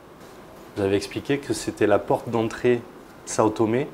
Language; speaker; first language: French; native; French